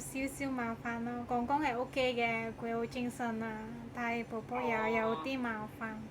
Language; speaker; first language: Cantonese; non-native, learner; Indonesian